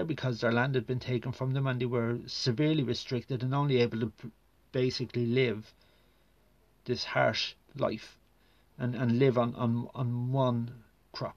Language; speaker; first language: English; native; English